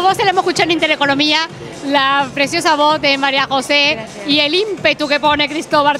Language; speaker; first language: Spanish; native; Spanish